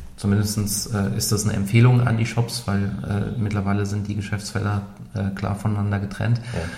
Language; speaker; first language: German; native; German